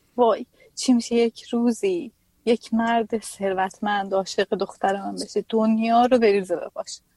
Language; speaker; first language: Persian; native; Persian